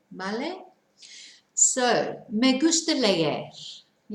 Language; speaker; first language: Spanish; non-native, fluent; English